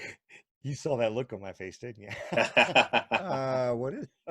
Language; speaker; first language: English; native; English